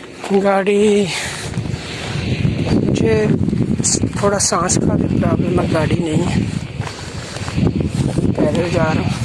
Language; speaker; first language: Hindi; non-native, local second language; Punjabi